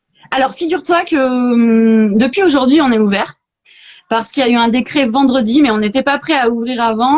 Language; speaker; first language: French; native; French